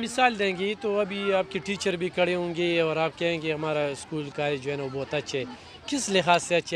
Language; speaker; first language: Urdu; non-native, local second language; Pashto